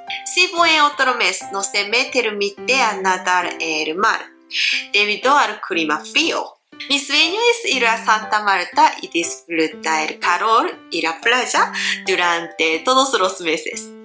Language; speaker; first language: Spanish; non-native, learner; Japanese